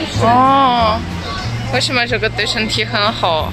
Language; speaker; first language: Chinese; non-native, learner; Russian